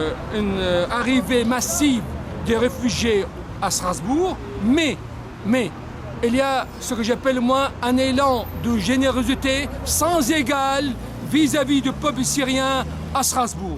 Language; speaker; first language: French; non-native, fluent; Arabic